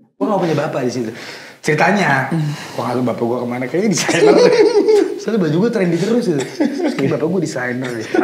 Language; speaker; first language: Indonesian; native; Indonesian